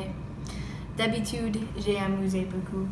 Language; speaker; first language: French; non-native, learner; English